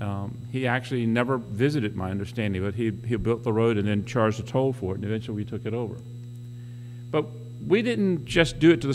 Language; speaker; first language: English; native; English